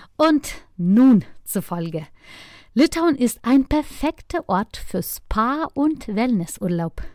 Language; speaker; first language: German; non-native, fluent; Lithuanian